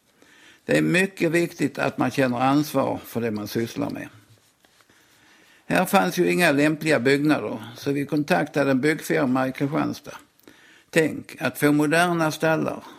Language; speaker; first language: Swedish; native; Swedish